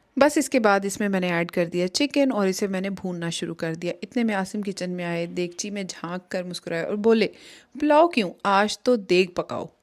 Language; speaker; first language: Urdu; native; Urdu